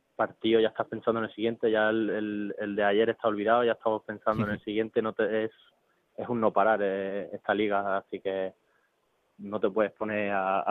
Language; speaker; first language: Spanish; early bilingual, other home language; English